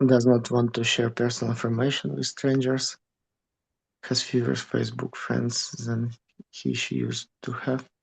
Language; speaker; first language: English; non-native, learner; Russian